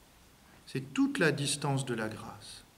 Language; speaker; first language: French; native; French